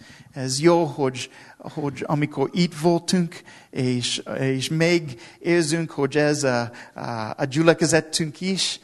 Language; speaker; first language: Hungarian; non-native, learner; English